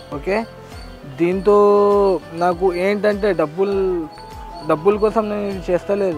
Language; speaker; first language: Telugu; non-native, local second language; Urdu